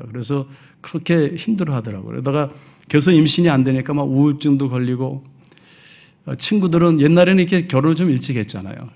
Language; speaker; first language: Korean; early bilingual, heritage; Korean